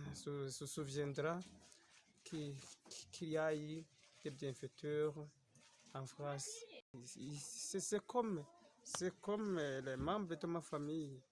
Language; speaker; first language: French; non-native, local second language; Rundi